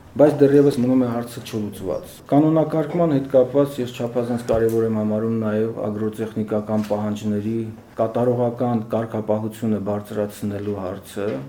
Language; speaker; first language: Armenian; native; Armenian